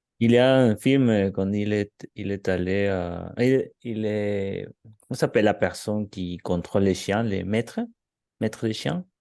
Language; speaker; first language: French; non-native, learner; Spanish